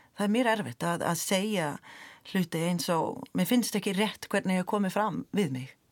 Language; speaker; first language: Icelandic; non-native, fluent; English